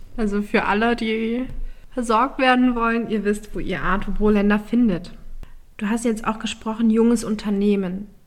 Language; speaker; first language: German; early bilingual, other home language; Turkish